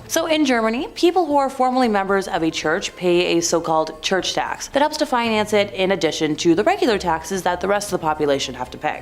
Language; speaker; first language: English; native; English